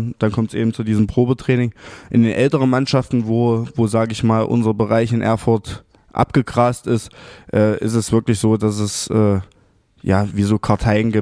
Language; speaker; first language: German; native; German